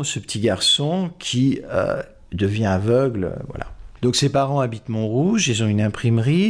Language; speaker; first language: French; native; French